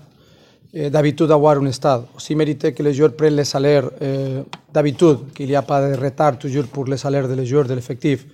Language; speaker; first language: French; non-native, fluent; Spanish